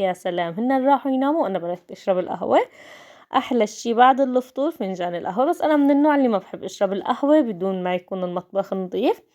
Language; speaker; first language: Arabic; native; Arabic